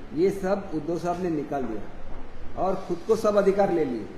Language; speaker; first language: Hindi; non-native, local second language; Marathi